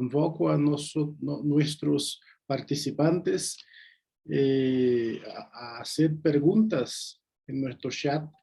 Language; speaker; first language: Spanish; non-native, learner; Portuguese